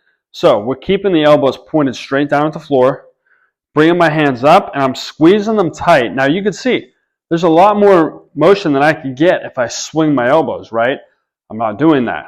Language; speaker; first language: English; native; English